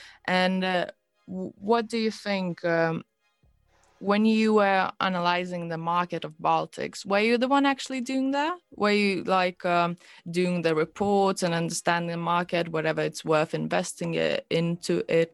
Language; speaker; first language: English; non-native, fluent; Lithuanian